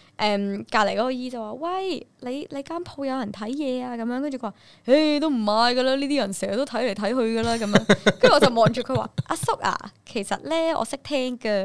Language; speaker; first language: Cantonese; early bilingual, other home language; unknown